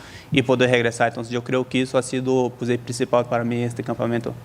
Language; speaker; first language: Spanish; native; Spanish